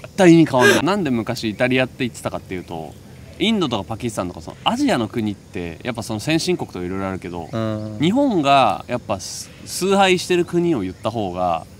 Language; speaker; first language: Japanese; native; Japanese